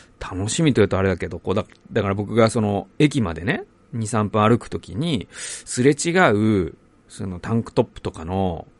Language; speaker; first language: Japanese; native; Japanese